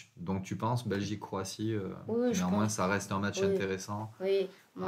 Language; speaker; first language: French; native; French